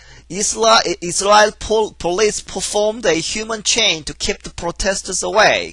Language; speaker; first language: English; non-native, fluent; Korean